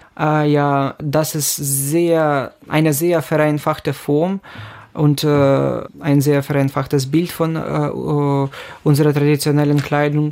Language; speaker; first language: German; non-native, fluent; Ukrainian